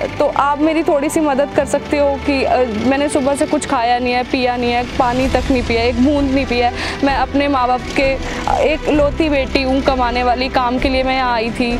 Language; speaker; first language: Hindi; native; Hindi